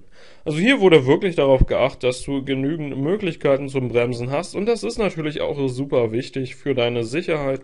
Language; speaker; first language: German; native; German